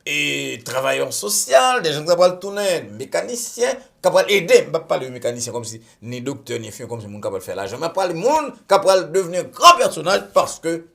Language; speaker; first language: French; non-native, local second language; Haitian Creole